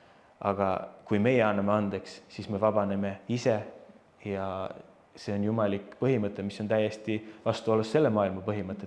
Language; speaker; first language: Estonian; native; Estonian